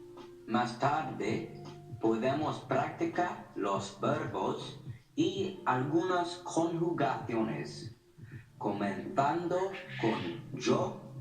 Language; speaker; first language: Spanish; non-native, learner; English